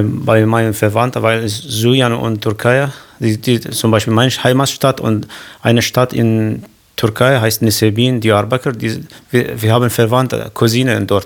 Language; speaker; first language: German; non-native, learner; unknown